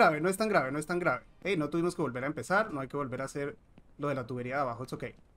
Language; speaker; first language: Spanish; native; Spanish